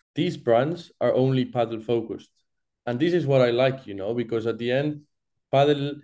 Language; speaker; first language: English; non-native, fluent; Spanish